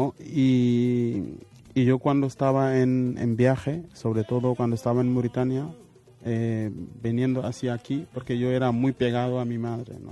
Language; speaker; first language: Spanish; non-native, fluent; Wolof